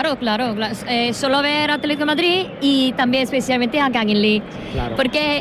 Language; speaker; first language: Spanish; non-native, learner; Korean